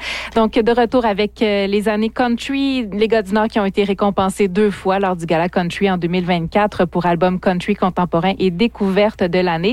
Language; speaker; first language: French; native; French